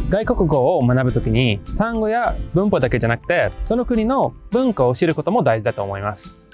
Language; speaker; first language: Japanese; non-native, fluent; English